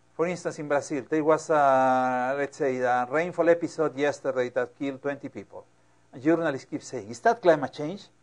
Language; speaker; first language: English; non-native, fluent; Spanish